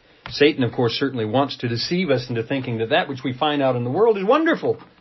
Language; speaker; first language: English; native; English